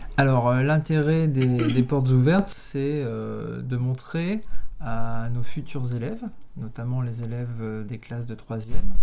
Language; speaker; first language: French; native; French